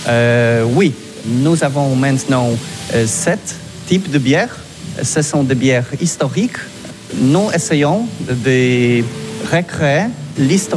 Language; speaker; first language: French; non-native, learner; Polish